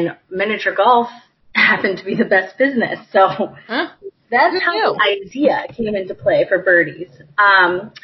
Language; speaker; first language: English; native; English